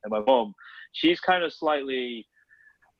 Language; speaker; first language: English; native; English